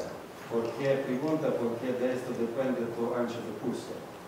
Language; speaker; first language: Spanish; non-native, fluent; Russian